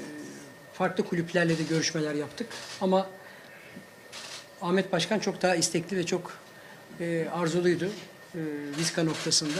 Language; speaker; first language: Turkish; native; Turkish